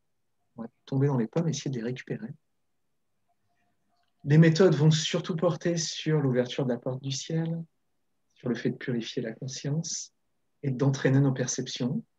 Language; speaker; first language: French; native; French